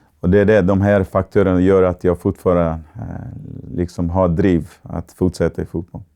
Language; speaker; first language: Swedish; non-native, fluent; Portuguese